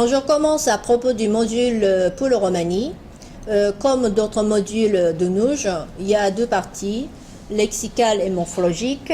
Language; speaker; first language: French; non-native, fluent; Japanese